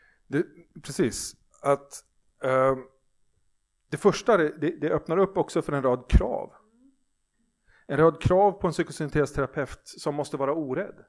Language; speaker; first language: Swedish; native; Swedish